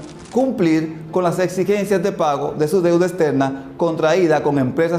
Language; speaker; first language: Spanish; native; Spanish